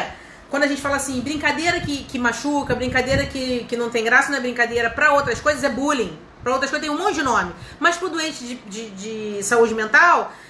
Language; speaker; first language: Portuguese; native; Portuguese